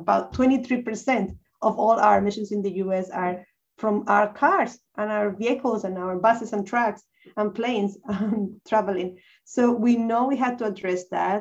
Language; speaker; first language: English; non-native, fluent; Spanish